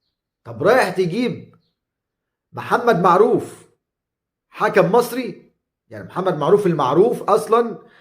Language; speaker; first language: Arabic; native; Arabic